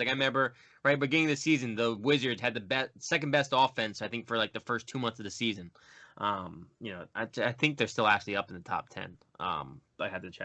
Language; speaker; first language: English; native; English